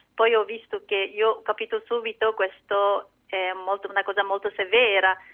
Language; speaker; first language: Italian; non-native, learner; Chinese